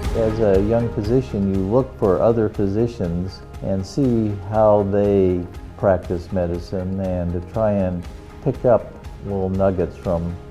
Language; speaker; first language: English; native; English